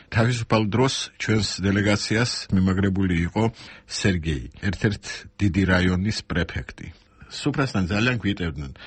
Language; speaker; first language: Georgian; non-native, local second language; Armenian